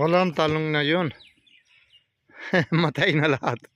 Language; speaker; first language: Filipino; non-native, learner; Punjabi